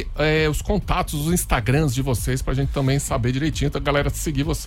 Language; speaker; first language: Portuguese; native; Portuguese